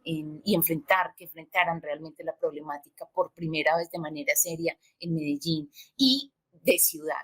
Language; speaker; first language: Spanish; native; Spanish